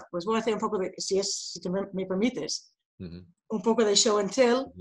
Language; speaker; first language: Spanish; non-native, fluent; English